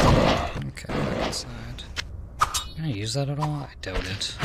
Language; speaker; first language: English; native; English